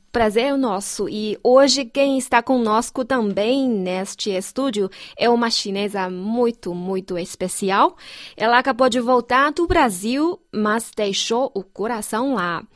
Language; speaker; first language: Portuguese; non-native, fluent; Chinese